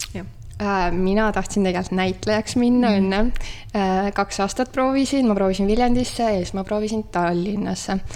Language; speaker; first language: Estonian; native; Estonian